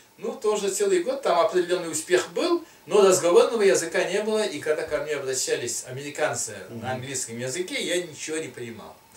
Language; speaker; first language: Russian; non-native, local second language; Tatar